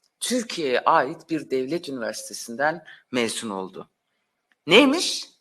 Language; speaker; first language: Turkish; non-native, local second language; Kurdish